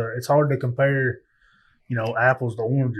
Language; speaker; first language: English; native; English